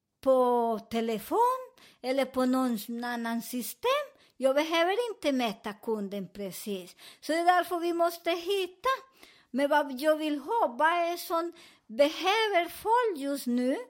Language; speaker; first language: Swedish; non-native, fluent; Spanish